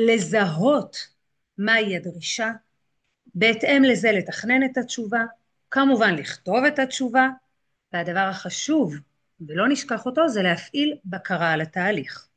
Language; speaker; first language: Hebrew; native; Hebrew